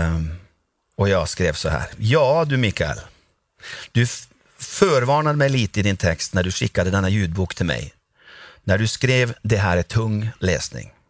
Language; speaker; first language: Swedish; non-native, fluent; Norwegian